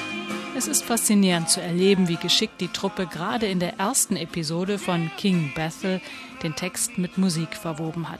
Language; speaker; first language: German; native; German